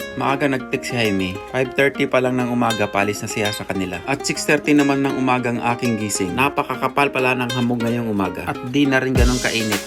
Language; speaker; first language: Filipino; native; Filipino